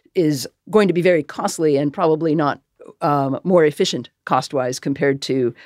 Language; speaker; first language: English; native; English